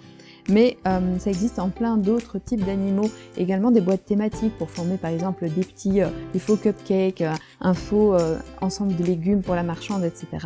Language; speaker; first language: French; native; French